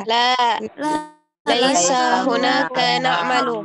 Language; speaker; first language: Arabic; non-native, learner; Indonesian